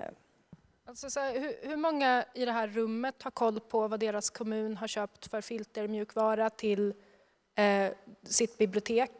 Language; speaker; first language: Swedish; native; Swedish